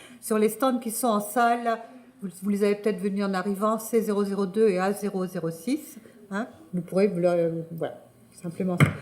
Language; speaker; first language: French; native; French